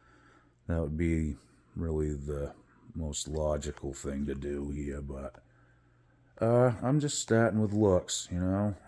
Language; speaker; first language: English; native; English